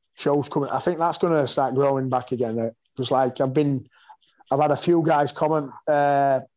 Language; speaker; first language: English; native; English